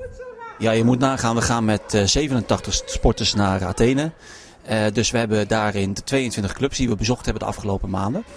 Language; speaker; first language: Dutch; native; Dutch